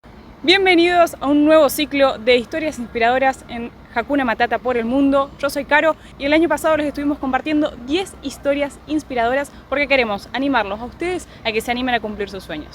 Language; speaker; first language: Spanish; native; Spanish